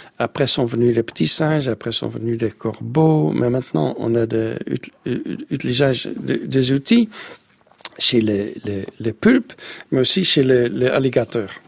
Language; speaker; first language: French; non-native, fluent; Dutch